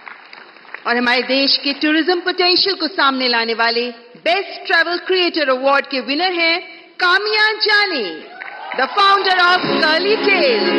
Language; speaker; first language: Hindi; native; Hindi